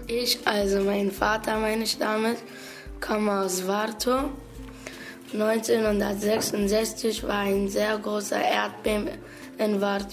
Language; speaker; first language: German; early bilingual, other home language; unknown